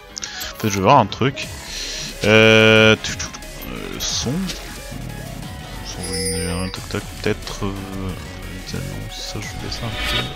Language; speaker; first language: French; native; French